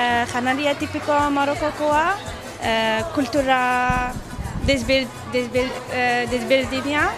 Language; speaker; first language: Basque; non-native, learner; Arabic